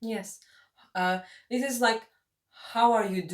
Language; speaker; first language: English; non-native, fluent; Latvian